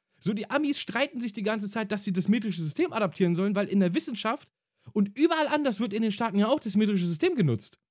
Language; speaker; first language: German; native; German